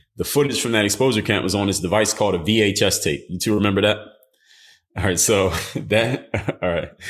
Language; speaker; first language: English; native; English